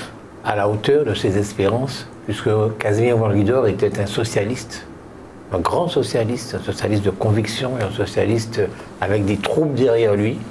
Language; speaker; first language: French; native; French